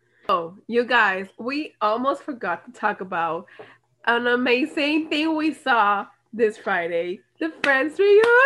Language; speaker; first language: English; non-native, local second language; Spanish